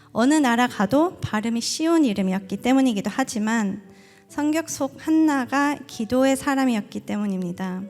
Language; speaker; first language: Korean; early bilingual, heritage; Korean